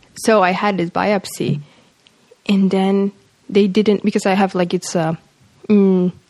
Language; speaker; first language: English; non-native, fluent; Polish